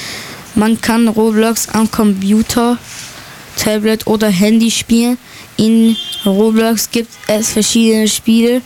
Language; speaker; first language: German; non-native, learner; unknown